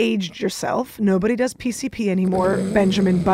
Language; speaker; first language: English; early bilingual, other home language; Russian